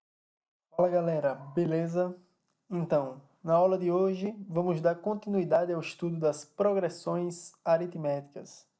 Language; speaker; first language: Portuguese; native; Portuguese